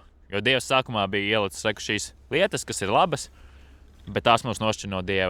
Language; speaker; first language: Latvian; native; Latvian